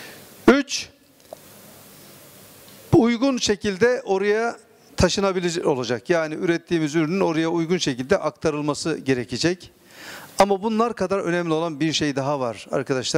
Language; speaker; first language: Turkish; native; Turkish